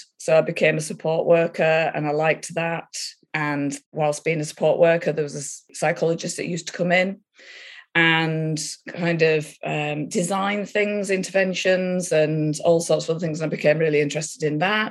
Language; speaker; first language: English; native; English